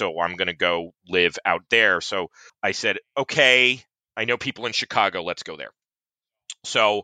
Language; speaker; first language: English; native; English